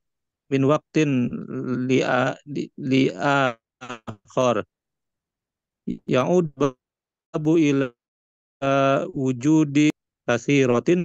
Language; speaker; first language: Arabic; non-native, learner; Indonesian